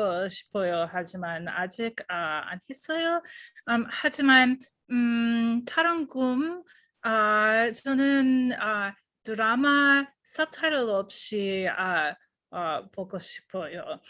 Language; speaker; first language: Korean; non-native, learner; English